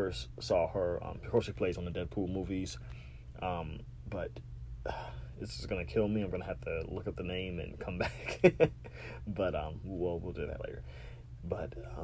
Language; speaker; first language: English; native; English